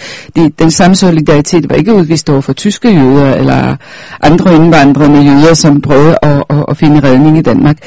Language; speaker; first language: Danish; non-native, fluent; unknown